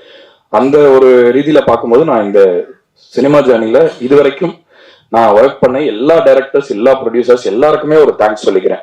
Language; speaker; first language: Tamil; native; Tamil